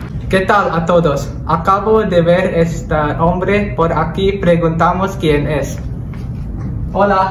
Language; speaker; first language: Spanish; non-native, learner; English